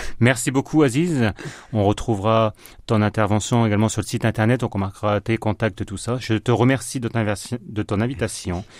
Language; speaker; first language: French; native; French